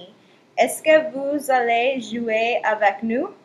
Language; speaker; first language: French; non-native, learner; English